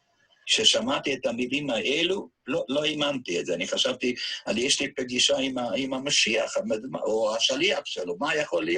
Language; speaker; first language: Hebrew; non-native, fluent; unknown